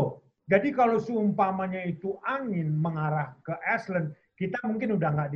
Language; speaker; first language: Indonesian; native; Indonesian